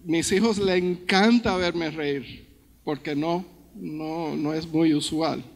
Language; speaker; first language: Spanish; early bilingual, heritage; Spanish